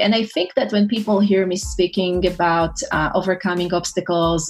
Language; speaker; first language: English; non-native, fluent; Hebrew